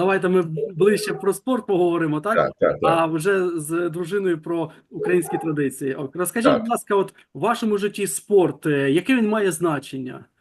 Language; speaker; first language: Ukrainian; native; Ukrainian